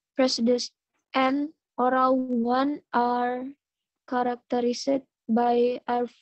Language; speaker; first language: English; non-native, learner; Indonesian